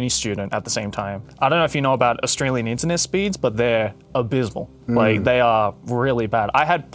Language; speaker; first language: English; non-native, local second language; Japanese